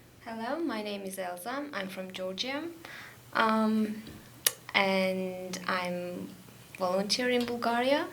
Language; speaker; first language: English; non-native, learner; Georgian